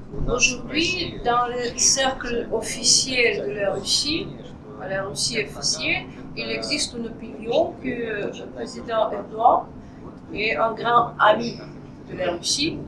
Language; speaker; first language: French; non-native, fluent; Russian